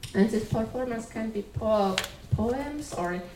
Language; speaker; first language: English; non-native, fluent; Georgian